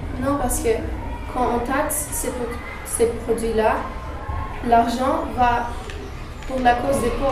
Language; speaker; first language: French; non-native, learner; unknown